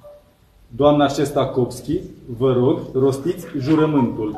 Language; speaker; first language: Romanian; native; Romanian